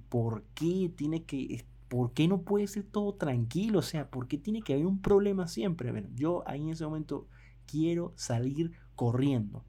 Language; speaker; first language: Spanish; native; Spanish